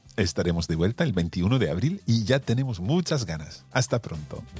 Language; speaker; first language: Spanish; non-native, fluent; English